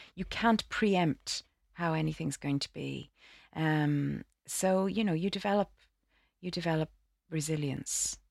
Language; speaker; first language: English; native; English